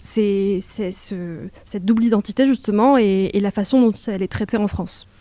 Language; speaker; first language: French; native; French